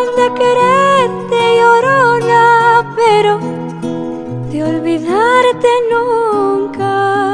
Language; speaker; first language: German; non-native, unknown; Spanish